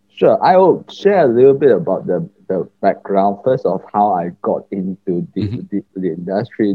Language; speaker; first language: English; non-native, local second language; Chinese